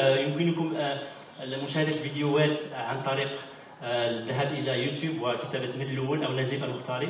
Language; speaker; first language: Arabic; native; Arabic